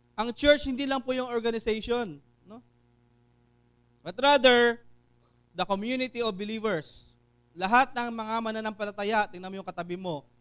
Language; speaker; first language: Filipino; non-native, local second language; Hiligaynon